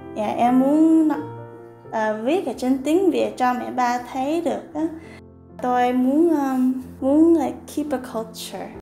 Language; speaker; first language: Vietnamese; early bilingual, heritage; Vietnamese